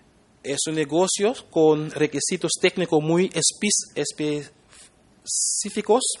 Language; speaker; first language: Spanish; non-native, fluent; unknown